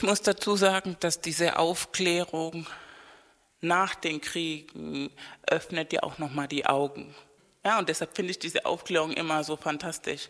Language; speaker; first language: German; non-native, fluent; Spanish